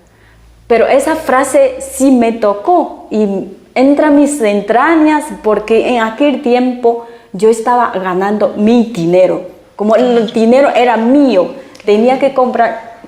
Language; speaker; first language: Spanish; non-native, fluent; Chinese